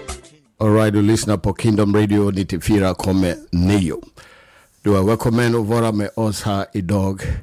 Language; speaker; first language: Swedish; non-native, fluent; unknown